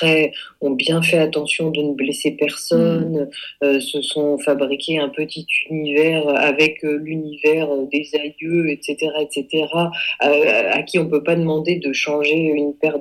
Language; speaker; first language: French; native; French